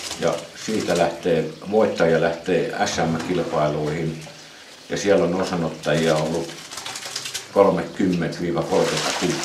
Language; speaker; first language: Finnish; native; Finnish